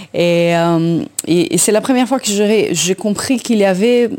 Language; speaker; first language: French; non-native, fluent; Portuguese